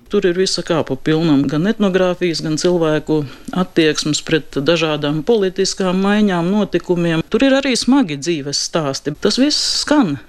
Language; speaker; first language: Latvian; native; Latvian